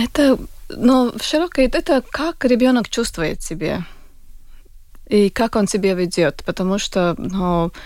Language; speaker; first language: Russian; non-native, local second language; Latvian